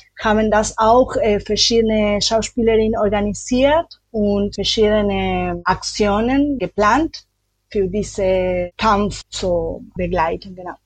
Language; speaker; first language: German; non-native, learner; Spanish